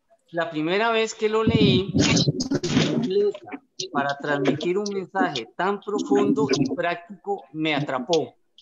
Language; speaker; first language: Spanish; native; Spanish